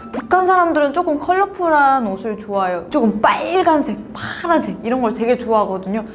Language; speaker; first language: Korean; native; Korean